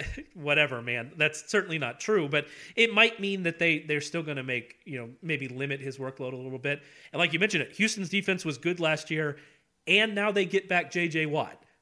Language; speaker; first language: English; native; English